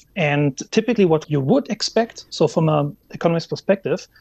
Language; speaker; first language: English; non-native, fluent; German